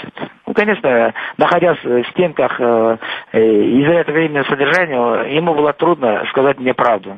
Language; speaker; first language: Russian; non-native, local second language; Kyrgyz